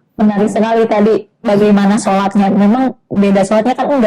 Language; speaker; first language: Indonesian; native; Indonesian